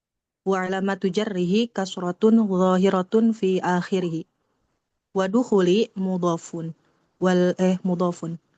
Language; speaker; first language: Arabic; non-native, learner; Indonesian